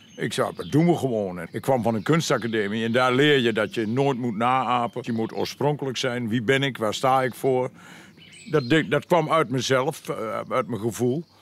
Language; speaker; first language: Dutch; native; Dutch